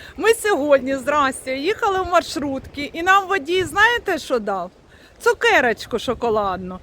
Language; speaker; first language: Ukrainian; native; Ukrainian